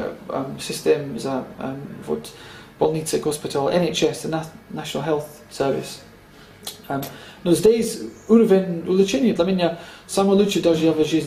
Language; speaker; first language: Russian; non-native, learner; English